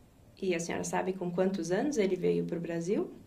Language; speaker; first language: Portuguese; native; Portuguese